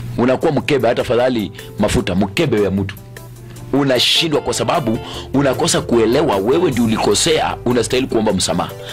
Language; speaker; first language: Swahili; non-native, local second language; Luyia